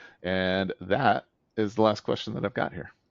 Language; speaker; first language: English; native; English